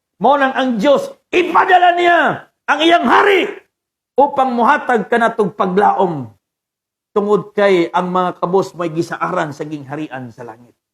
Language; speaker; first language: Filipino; non-native, local second language; Cebuano